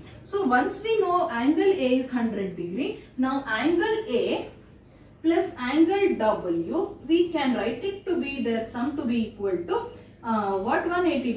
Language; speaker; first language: English; non-native, local second language; Kannada